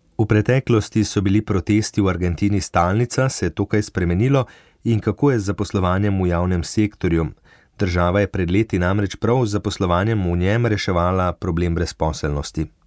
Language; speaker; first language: Slovenian; native; Slovenian